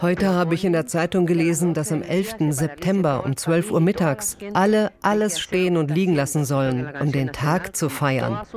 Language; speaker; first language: German; native; German